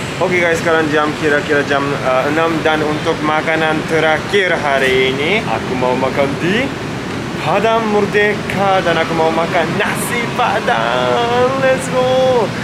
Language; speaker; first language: Indonesian; non-native, fluent; Japanese